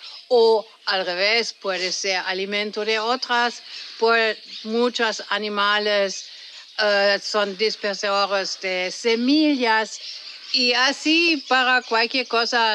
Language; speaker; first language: Spanish; non-native, fluent; German